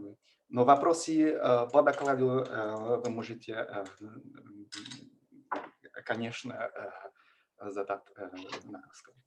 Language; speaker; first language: Russian; non-native, fluent; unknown